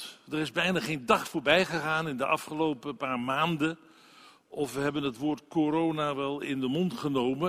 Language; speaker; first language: Dutch; native; Dutch